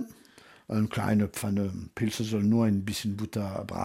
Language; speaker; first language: German; non-native, fluent; French